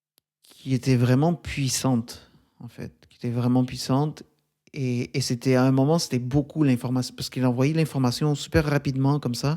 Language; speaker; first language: French; native; French